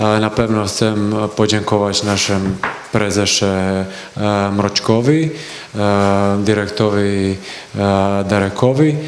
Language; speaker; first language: Polish; non-native, learner; Croatian